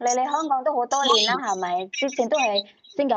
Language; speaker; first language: Cantonese; native; Cantonese